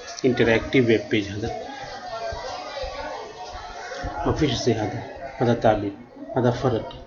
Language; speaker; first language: Arabic; non-native, learner; Urdu